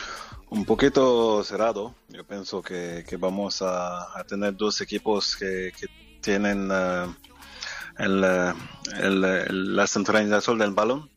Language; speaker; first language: Spanish; non-native, fluent; French